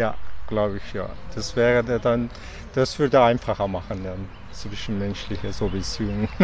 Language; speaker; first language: German; non-native, fluent; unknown